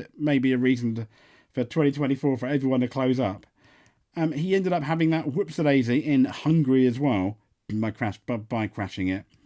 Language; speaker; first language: English; native; English